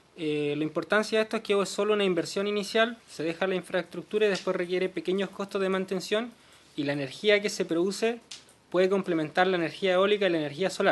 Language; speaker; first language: Spanish; native; Spanish